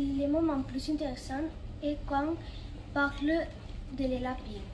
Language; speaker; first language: French; non-native, learner; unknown